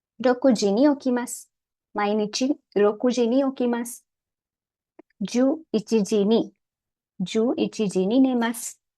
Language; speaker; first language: Japanese; non-native, learner; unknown